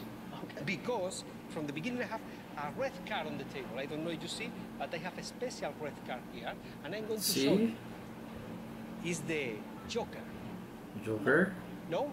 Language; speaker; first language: English; non-native, fluent; Spanish